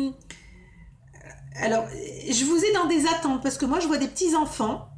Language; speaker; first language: French; native; French